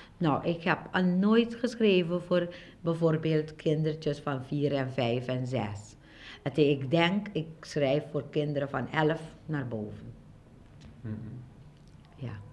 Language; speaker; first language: Dutch; non-native, local second language; Papiamento